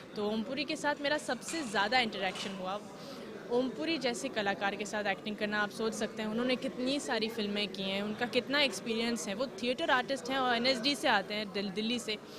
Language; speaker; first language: Hindi; early bilingual, heritage; Hindi